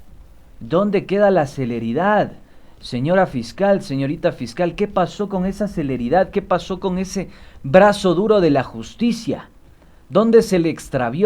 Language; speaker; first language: Spanish; native; Spanish